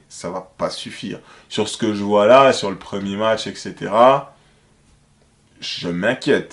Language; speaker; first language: French; native; French